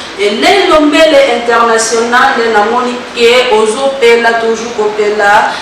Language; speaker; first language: Lingala; native; Lingala